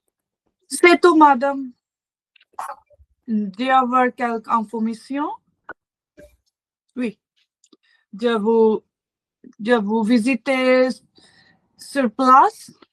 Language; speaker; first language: French; non-native, learner; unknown